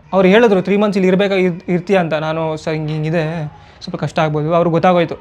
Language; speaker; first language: Kannada; non-native, fluent; Nepali